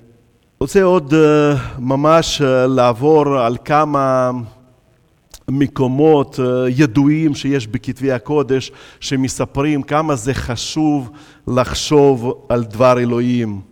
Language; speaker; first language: Hebrew; non-native, fluent; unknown